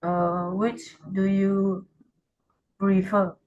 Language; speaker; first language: English; non-native, learner; Vietnamese